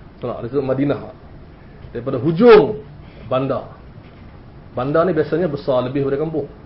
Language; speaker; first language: Malay; native; Malay